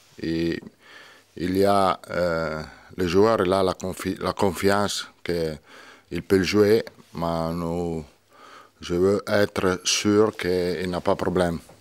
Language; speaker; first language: French; non-native, learner; Italian